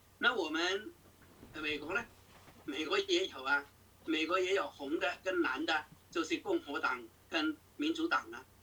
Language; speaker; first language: Chinese; non-native, local second language; Cantonese